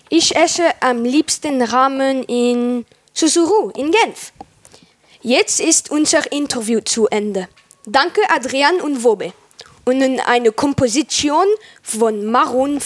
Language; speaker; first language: German; non-native, learner; French